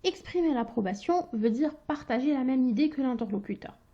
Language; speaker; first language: French; non-native, local second language; Arabic